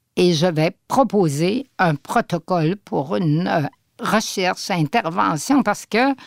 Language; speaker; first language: French; native; French